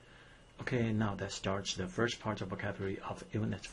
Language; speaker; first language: English; non-native, fluent; Chinese